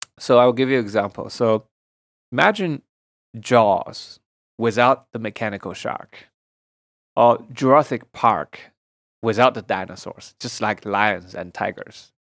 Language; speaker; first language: English; non-native, fluent; Chinese